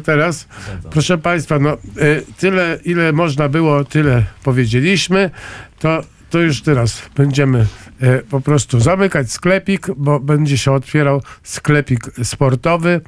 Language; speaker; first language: Polish; native; Polish